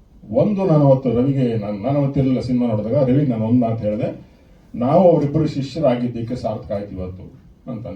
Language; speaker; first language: Kannada; native; Kannada